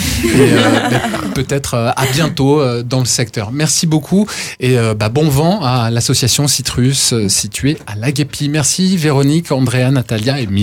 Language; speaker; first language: French; native; French